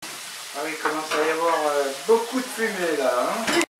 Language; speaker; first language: French; native; French